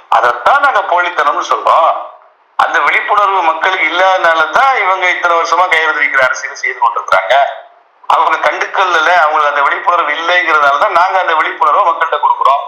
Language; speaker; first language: Tamil; native; Tamil